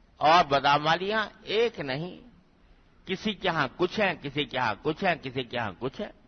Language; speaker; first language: Urdu; native; Urdu